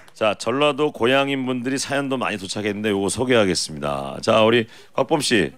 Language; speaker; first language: Korean; native; Korean